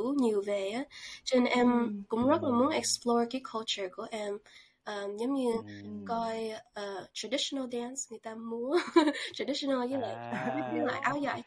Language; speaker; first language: Vietnamese; early bilingual, heritage; Vietnamese